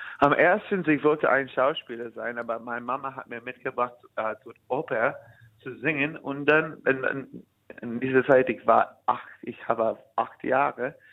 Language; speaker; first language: German; non-native, learner; English